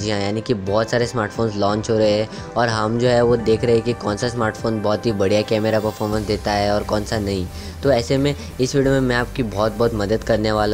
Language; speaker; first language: Hindi; native; Hindi